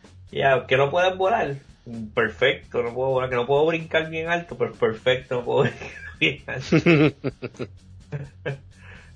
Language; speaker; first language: Spanish; native; Spanish